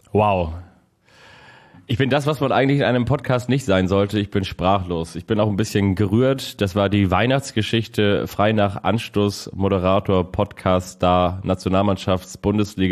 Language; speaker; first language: German; native; German